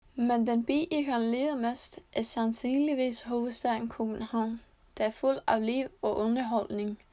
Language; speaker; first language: Danish; non-native, learner; Icelandic